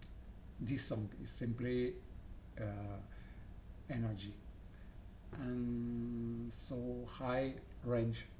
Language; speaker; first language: English; non-native, learner; French